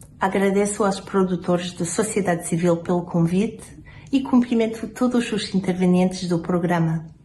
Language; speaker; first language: Portuguese; non-native, fluent; English